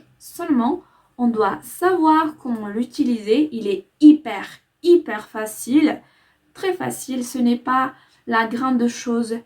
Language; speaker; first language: French; non-native, fluent; Spanish